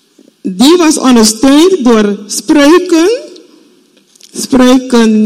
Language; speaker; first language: Dutch; non-native, fluent; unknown